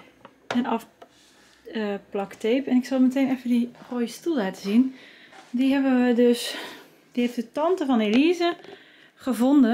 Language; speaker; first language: Dutch; native; Dutch